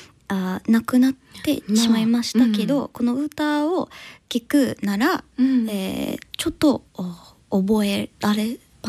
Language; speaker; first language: Japanese; non-native, learner; English